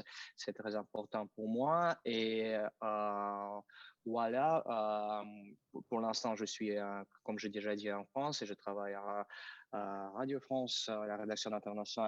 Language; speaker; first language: French; non-native, fluent; Russian